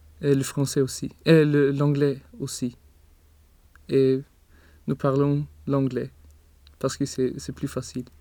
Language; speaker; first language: French; non-native, learner; Swedish